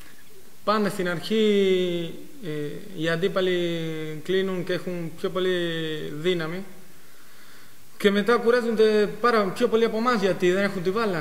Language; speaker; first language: Greek; non-native, fluent; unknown